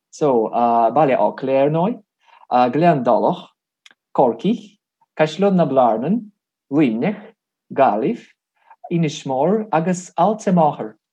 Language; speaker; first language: Irish; non-native, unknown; Russian